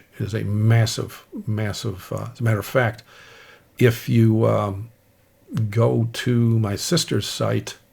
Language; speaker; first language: English; native; English